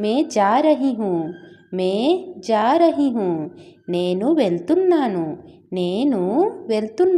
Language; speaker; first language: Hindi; non-native, local second language; Odia